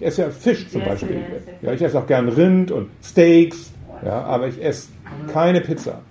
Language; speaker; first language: German; native; German